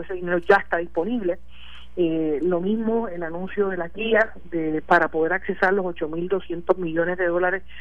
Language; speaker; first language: Spanish; native; Spanish